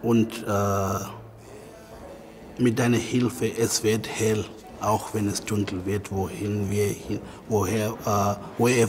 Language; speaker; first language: German; non-native, fluent; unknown